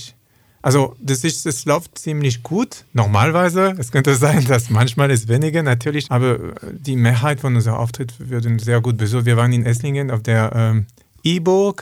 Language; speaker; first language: German; non-native, learner; French